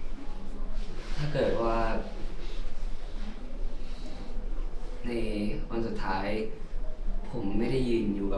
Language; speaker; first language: Thai; native; Thai